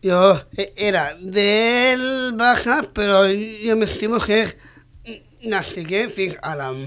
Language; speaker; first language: Catalan; non-native, local second language; Spanish